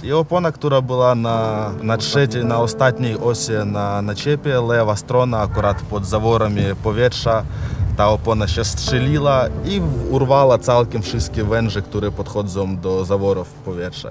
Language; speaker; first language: Polish; non-native, fluent; Ukrainian